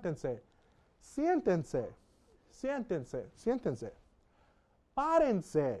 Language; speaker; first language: Spanish; non-native, fluent; English